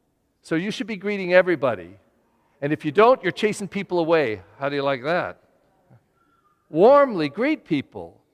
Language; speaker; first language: English; native; English